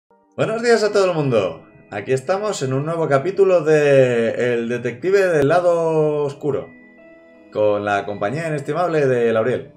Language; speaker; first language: Spanish; native; Spanish